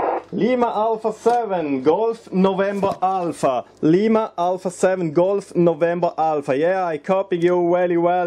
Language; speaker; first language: English; non-native, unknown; German